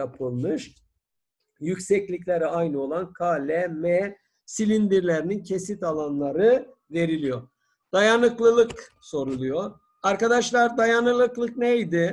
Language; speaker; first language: Turkish; native; Turkish